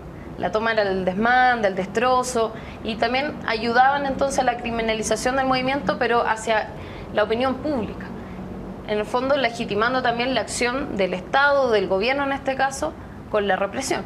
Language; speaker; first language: Spanish; native; Spanish